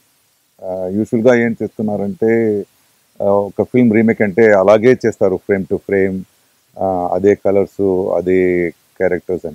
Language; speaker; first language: Telugu; non-native, fluent; Tamil